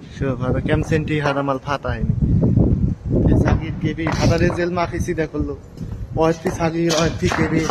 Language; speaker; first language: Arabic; non-native, learner; Hindi